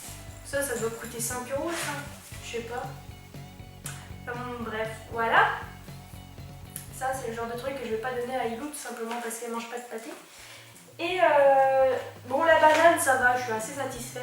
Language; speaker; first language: French; native; French